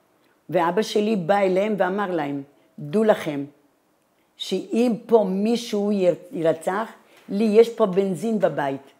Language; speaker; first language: Hebrew; non-native, fluent; Italian